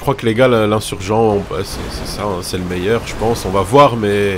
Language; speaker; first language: French; native; French